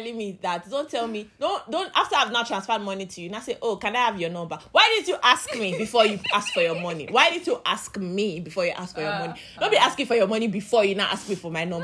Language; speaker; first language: English; non-native, local second language; Yoruba